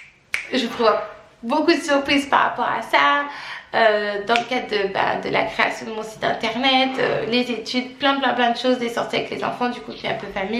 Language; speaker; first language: French; native; French